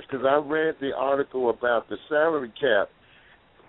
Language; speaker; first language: English; native; English